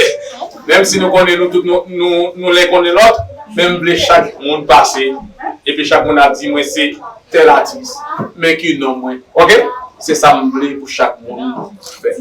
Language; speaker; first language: French; non-native, learner; Haitian Creole